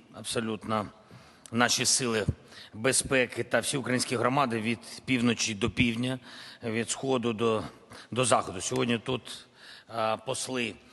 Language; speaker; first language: Ukrainian; non-native, local second language; Russian